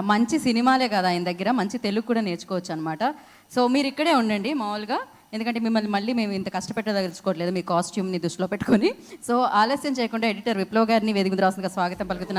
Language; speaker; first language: Telugu; native; Telugu